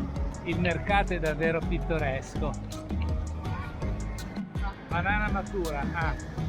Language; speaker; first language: Italian; native; Italian